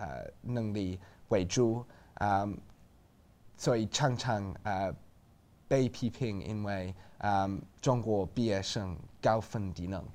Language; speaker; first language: Chinese; non-native, learner; English